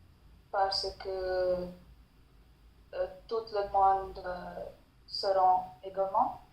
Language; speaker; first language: French; non-native, learner; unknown